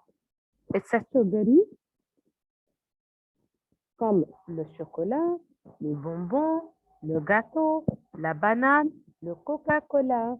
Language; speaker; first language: French; non-native, fluent; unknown